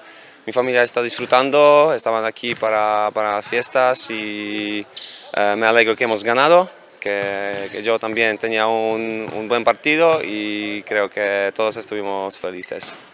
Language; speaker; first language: Spanish; non-native, fluent; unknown